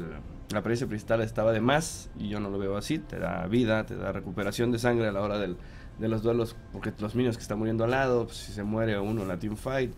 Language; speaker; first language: Spanish; native; Spanish